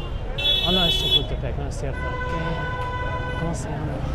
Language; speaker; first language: Spanish; non-native, learner; English